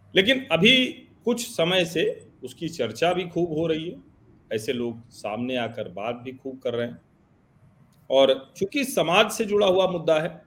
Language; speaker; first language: Hindi; native; Hindi